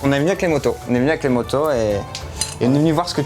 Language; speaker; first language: French; native; French